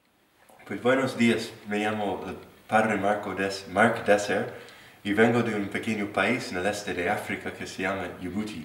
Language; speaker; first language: Spanish; non-native, fluent; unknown